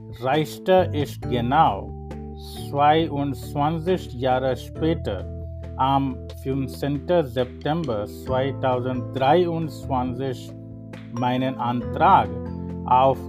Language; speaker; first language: German; non-native, fluent; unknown